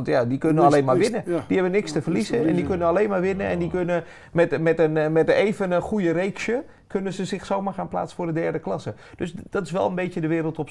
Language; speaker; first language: Dutch; native; Dutch